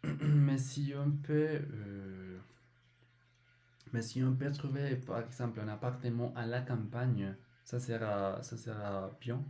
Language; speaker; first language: French; non-native, learner; Spanish